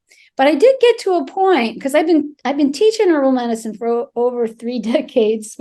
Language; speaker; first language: English; native; English